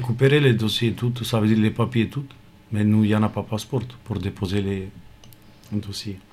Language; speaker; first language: French; non-native, learner; Romany